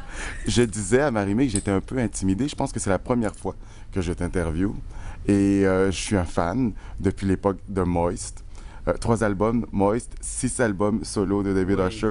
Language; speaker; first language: French; native; French